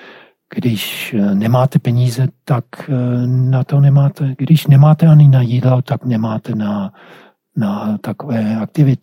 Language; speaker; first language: Czech; non-native, fluent; English